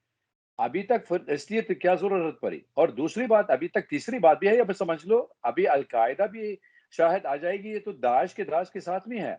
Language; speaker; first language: Hindi; non-native, fluent; Arabic